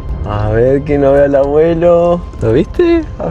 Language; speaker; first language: Spanish; native; Spanish